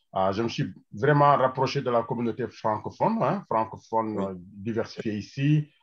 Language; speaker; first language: French; non-native, local second language; Wolof